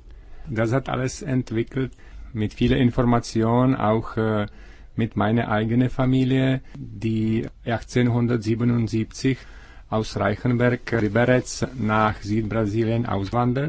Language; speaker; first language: German; non-native, learner; Czech